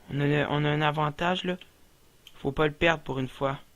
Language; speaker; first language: French; native; French